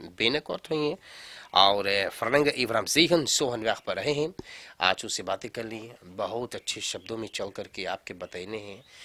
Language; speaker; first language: Hindi; early bilingual, heritage; Hindi